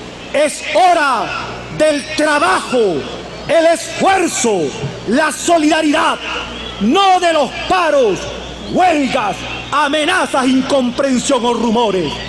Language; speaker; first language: Spanish; native; Spanish